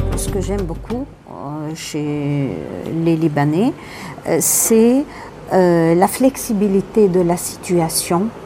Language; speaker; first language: French; non-native, local second language; Arabic